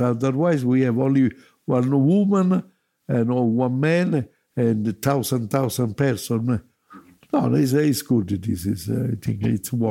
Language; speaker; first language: English; non-native, learner; Italian